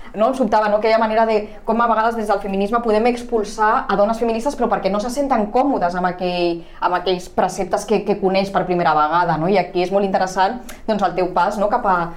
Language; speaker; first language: Catalan; non-native, local second language; Spanish